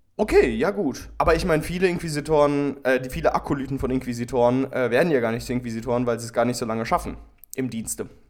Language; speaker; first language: German; native; German